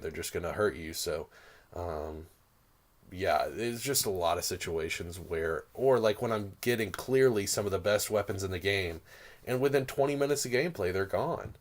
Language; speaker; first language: English; native; English